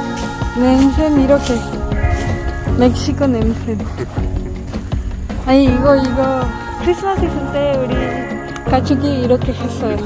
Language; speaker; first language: Korean; non-native, learner; Spanish